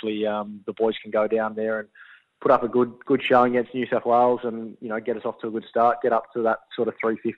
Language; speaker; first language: English; native; English